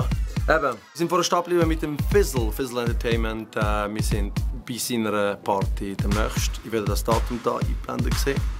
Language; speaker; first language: German; native; German